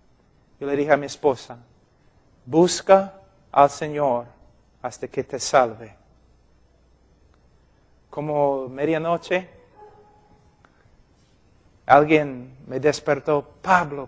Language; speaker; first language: Spanish; non-native, fluent; English